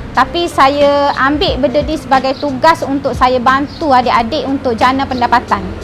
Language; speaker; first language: Malay; native; Malay